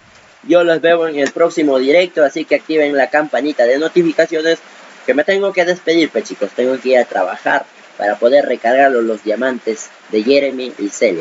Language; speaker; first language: Spanish; native; Spanish